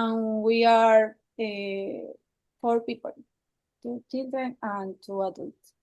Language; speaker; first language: English; non-native, learner; Spanish